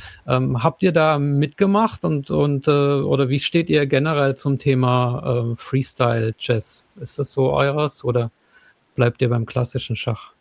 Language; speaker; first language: German; native; German